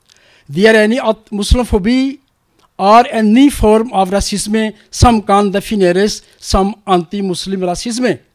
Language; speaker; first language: Norwegian; non-native, learner; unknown